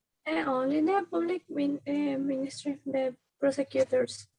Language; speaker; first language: English; non-native, learner; Spanish